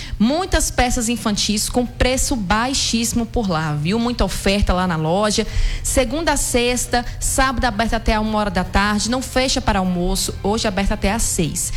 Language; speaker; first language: Portuguese; native; Portuguese